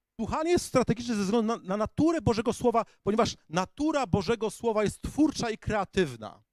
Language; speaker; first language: Polish; native; Polish